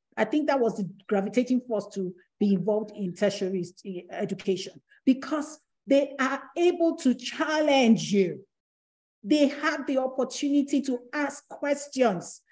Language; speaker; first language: English; non-native, local second language; Yoruba